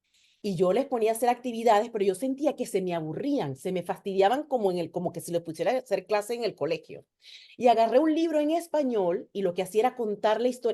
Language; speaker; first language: Spanish; native; Spanish